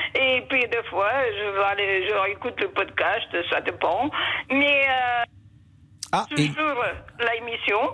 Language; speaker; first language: French; non-native, fluent; Portuguese